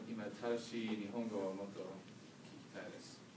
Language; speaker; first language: Japanese; non-native, learner; English